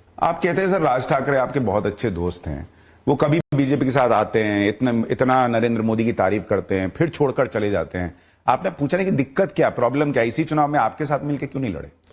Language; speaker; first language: Hindi; native; Hindi